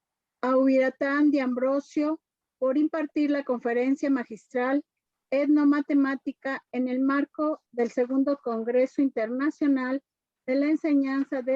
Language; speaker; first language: Spanish; native; Spanish